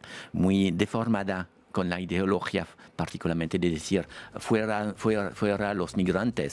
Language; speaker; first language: Spanish; non-native, fluent; French